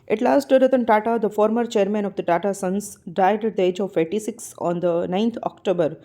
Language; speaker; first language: English; non-native, local second language; Gujarati